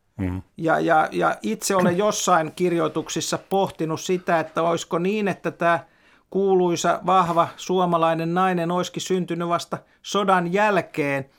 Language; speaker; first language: Finnish; native; Finnish